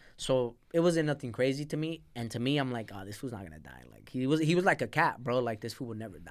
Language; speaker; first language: English; early bilingual, other home language; Spanish